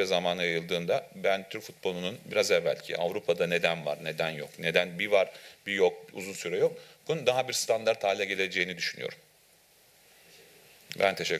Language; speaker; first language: Turkish; native; Turkish